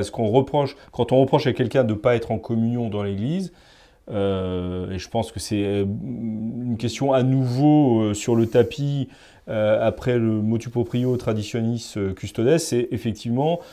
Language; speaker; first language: French; native; French